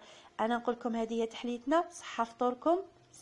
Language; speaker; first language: Arabic; native; Arabic